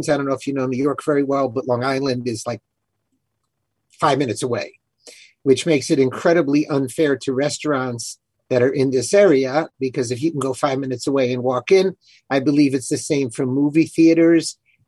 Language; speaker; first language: English; native; English